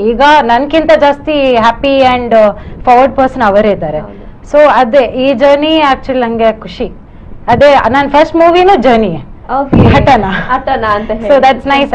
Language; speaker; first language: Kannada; non-native, local second language; Tulu